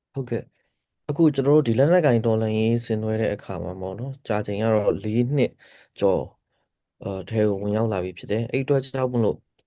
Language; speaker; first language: Burmese; non-native, local second language; S'gaw Karen